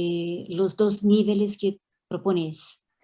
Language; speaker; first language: Spanish; non-native, fluent; Portuguese